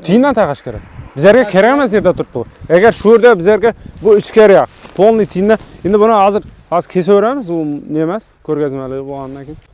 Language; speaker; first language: Uzbek; native; Uzbek